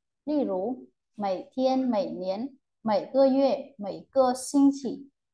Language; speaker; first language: Chinese; non-native, fluent; Vietnamese